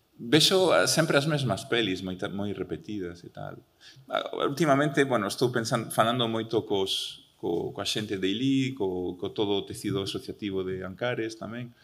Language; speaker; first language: Galician; early bilingual, heritage; Galician